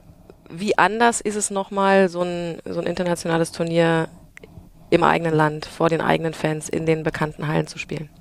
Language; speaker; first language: German; native; German